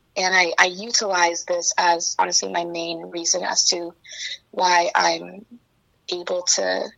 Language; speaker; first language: English; early bilingual, other home language; Chinese